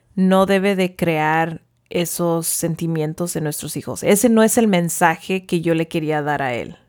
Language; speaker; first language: Spanish; early bilingual, heritage; Spanish